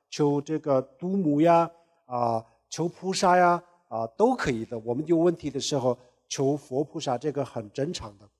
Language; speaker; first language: Chinese; non-native, local second language; Tibetan